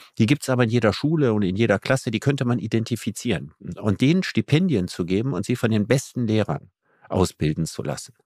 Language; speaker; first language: German; native; German